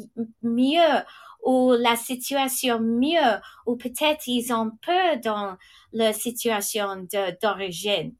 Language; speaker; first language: French; non-native, fluent; English